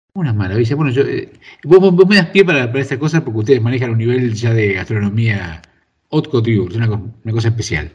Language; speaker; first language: Spanish; native; Spanish